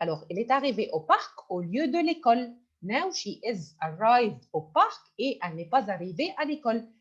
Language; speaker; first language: French; non-native, fluent; Arabic